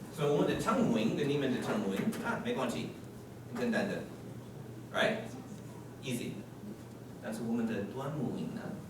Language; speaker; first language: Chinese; non-native, fluent; English